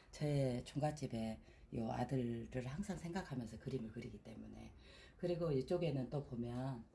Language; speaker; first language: Korean; native; Korean